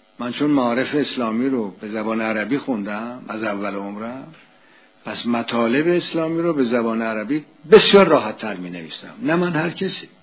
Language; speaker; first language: Persian; native; Persian